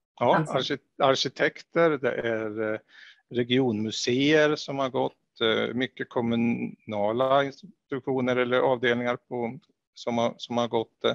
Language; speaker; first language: Swedish; native; Swedish